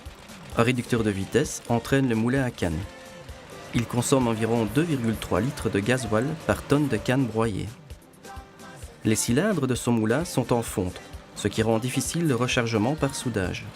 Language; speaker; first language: French; native; French